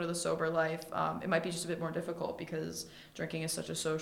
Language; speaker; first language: English; native; English